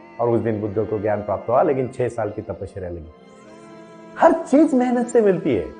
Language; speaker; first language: Hindi; non-native, local second language; Marathi